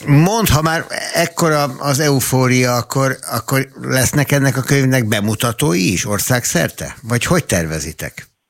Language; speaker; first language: Hungarian; native; Hungarian